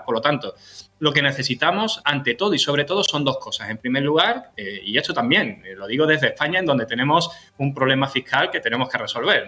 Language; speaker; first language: Spanish; native; Spanish